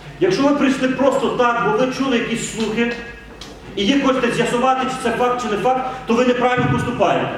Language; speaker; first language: Ukrainian; native; Ukrainian